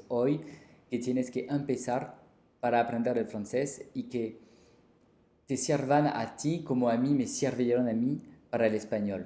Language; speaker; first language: Spanish; non-native, fluent; French